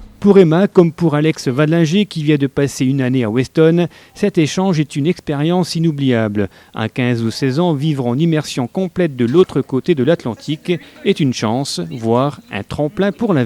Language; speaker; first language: French; native; French